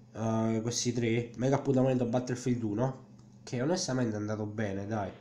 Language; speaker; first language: Italian; native; Italian